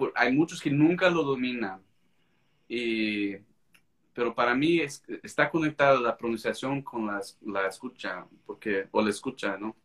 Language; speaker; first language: Spanish; non-native, fluent; English